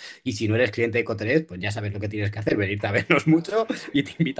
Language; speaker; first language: Spanish; native; Spanish